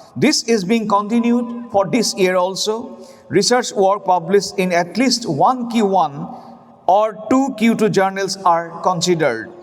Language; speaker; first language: English; non-native, local second language; Assamese